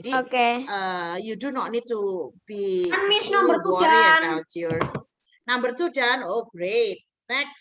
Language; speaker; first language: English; non-native, fluent; Indonesian